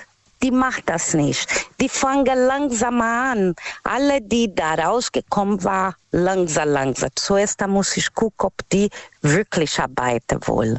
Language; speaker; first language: German; non-native, learner; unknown